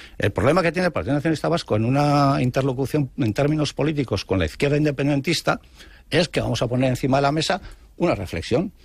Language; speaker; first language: Spanish; non-native, local second language; Basque